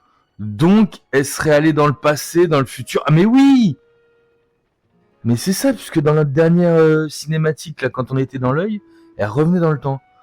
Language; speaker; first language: French; native; French